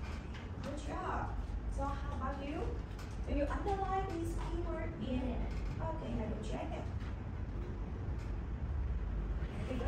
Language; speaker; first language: English; non-native, learner; Vietnamese